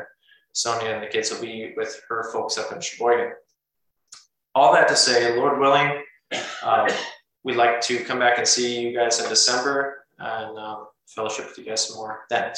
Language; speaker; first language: English; native; English